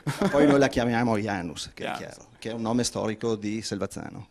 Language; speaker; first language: Italian; native; Italian